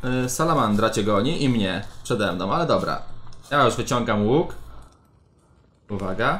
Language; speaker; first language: Polish; native; Polish